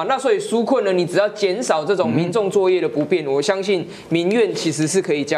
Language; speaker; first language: Chinese; native; Chinese